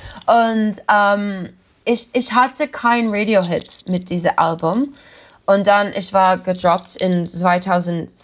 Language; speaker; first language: German; non-native, learner; English